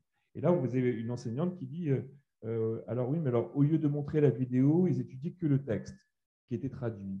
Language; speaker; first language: French; native; French